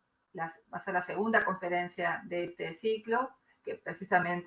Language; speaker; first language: Spanish; native; Spanish